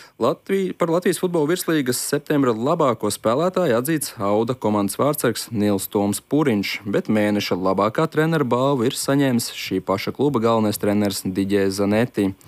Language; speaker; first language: Latvian; native; Latvian